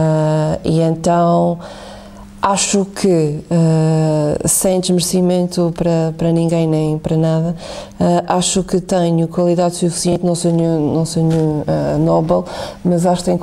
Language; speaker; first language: Portuguese; native; Portuguese